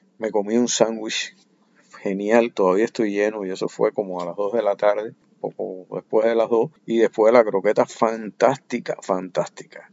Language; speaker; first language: Spanish; native; Spanish